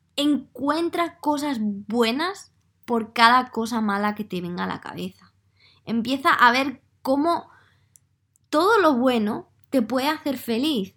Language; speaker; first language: Spanish; native; Spanish